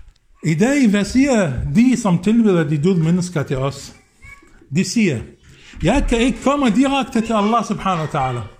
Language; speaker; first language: Danish; non-native, fluent; Arabic